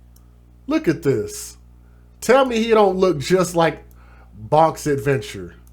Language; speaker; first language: English; native; English